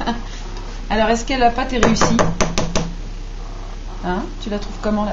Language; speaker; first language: French; native; French